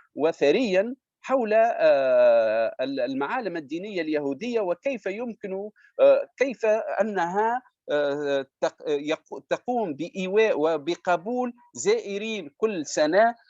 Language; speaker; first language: Arabic; native; Arabic